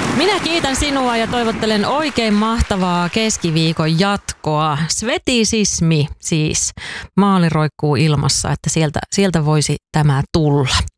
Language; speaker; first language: Finnish; native; Finnish